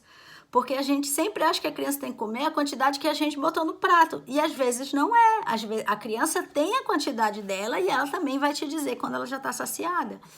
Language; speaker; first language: Portuguese; native; Portuguese